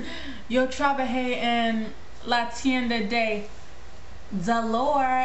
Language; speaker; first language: Spanish; non-native, learner; English